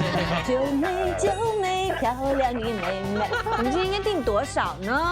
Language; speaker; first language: Chinese; native; Chinese